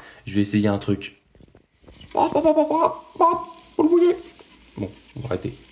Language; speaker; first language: French; native; French